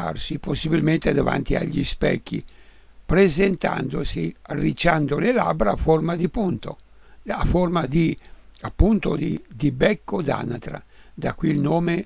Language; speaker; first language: Italian; native; Italian